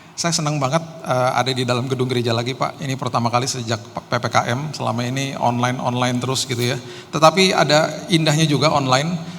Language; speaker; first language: Indonesian; native; Indonesian